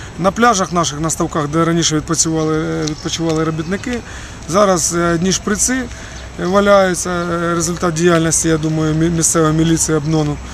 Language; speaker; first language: Ukrainian; native; Ukrainian